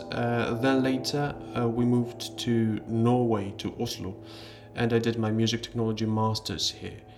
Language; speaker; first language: English; non-native, fluent; Georgian